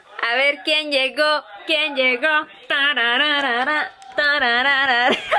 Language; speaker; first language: Spanish; early bilingual, heritage; Spanish